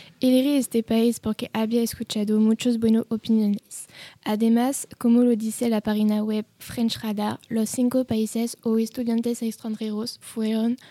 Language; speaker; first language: Spanish; non-native, learner; French